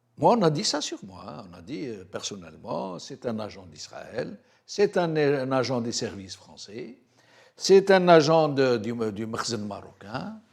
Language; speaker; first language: French; non-native, local second language; Arabic